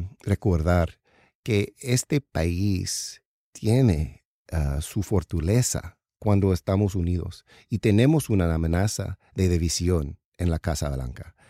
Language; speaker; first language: Spanish; non-native, learner; English